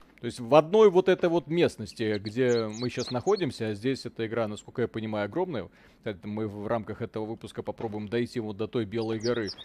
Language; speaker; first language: Russian; native; Russian